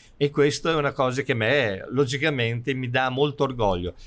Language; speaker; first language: Italian; native; Italian